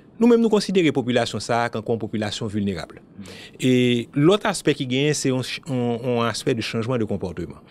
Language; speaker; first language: French; non-native, local second language; Haitian Creole